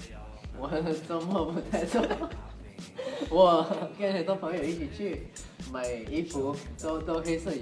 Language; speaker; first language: Chinese; non-native, learner; English